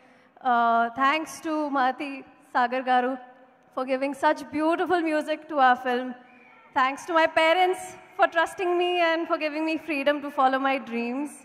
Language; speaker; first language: Telugu; non-native, learner; Hindi